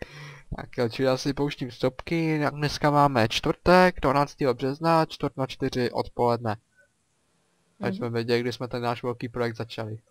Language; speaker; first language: Czech; native; Czech